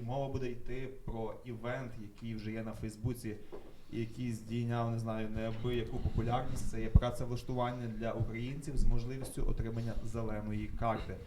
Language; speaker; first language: Ukrainian; native; Ukrainian